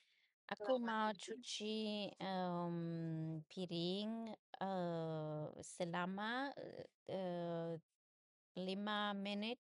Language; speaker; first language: Indonesian; non-native, learner; English